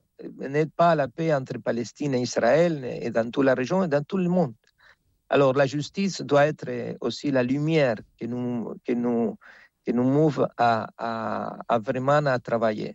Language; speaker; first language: French; non-native, fluent; Spanish